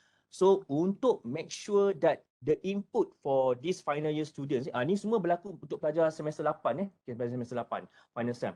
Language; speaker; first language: Malay; native; Malay